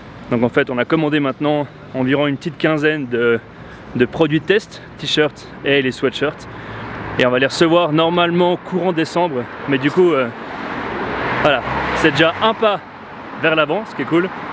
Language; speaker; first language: French; native; French